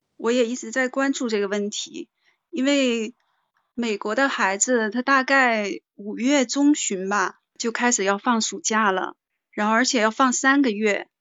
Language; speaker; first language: Chinese; native; Chinese